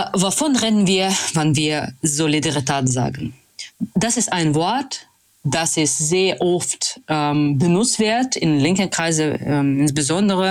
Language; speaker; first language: German; non-native, fluent; Russian